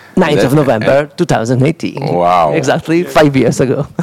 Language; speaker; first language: English; non-native, fluent; Italian